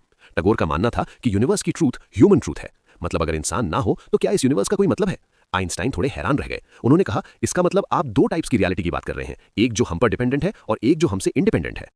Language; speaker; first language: Hindi; native; Hindi